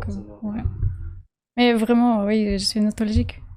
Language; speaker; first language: French; non-native, learner; Russian